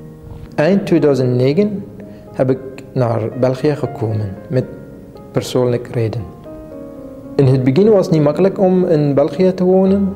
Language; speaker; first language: Dutch; non-native, learner; Kurdish